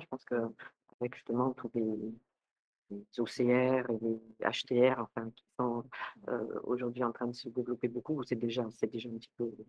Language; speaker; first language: French; native; French